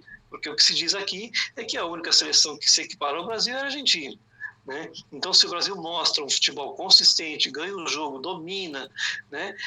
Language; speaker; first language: Portuguese; native; Portuguese